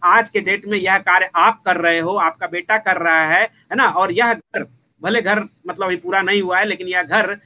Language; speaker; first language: Hindi; native; Hindi